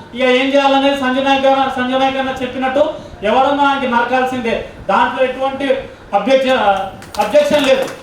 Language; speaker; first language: Telugu; non-native, local second language; Lambadi